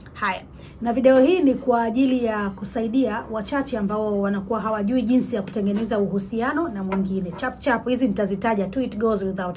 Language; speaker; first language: Swahili; native; Swahili